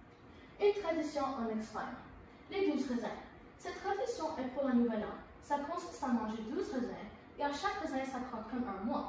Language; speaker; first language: French; non-native, learner; English